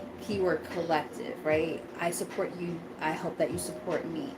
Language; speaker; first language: English; native; English